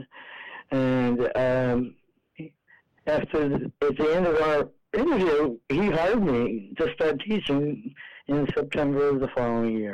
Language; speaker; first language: English; native; English